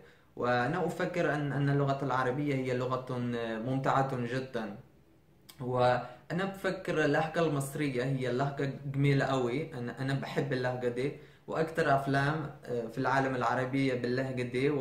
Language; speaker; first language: Arabic; non-native, fluent; Persian